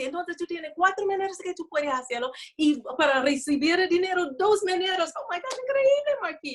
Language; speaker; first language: Spanish; non-native, learner; English